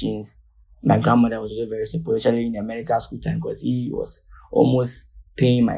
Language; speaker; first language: English; non-native, local second language; Akan